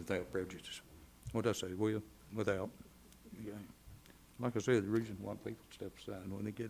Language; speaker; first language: English; native; English